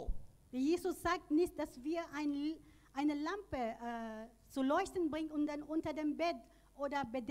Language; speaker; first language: German; non-native, learner; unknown